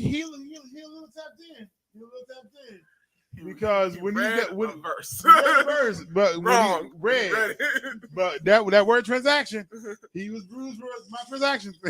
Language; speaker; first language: English; native; English